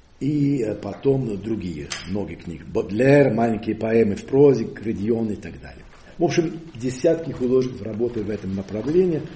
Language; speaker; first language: Russian; non-native, fluent; Occitan